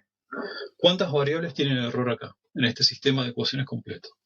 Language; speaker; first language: Spanish; native; Spanish